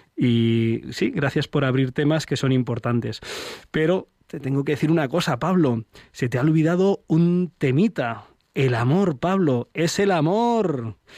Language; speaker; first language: Spanish; native; Spanish